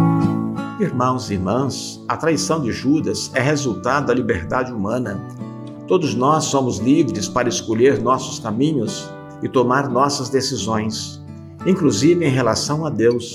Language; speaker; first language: Portuguese; native; Portuguese